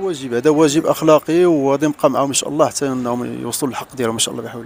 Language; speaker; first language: Arabic; native; Arabic